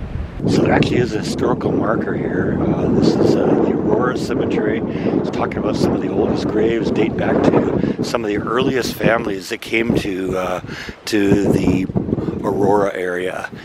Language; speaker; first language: English; native; English